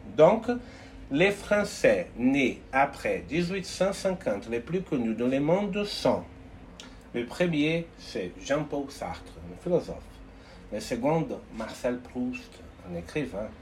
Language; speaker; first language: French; non-native, learner; Portuguese